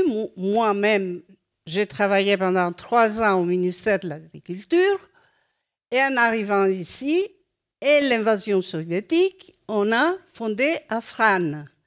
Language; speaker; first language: French; non-native, fluent; Greek